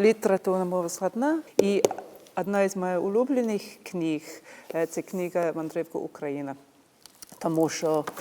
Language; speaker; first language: Ukrainian; non-native, fluent; English